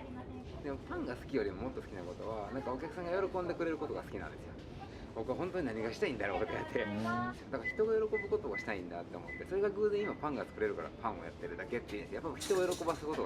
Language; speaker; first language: Japanese; native; Japanese